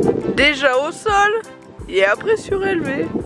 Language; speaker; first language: French; native; French